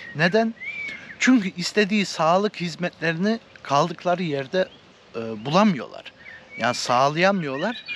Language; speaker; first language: Turkish; early bilingual, heritage; Turkish